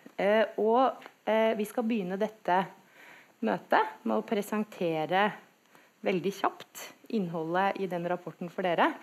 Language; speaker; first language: Norwegian; native; Norwegian